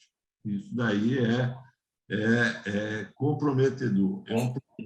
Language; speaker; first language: Portuguese; native; Portuguese